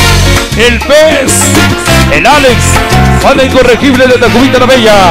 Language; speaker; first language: Spanish; native; Spanish